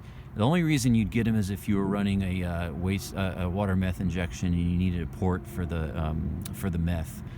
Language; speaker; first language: English; native; English